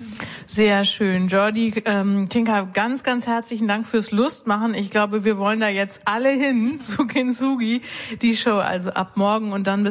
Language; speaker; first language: German; native; German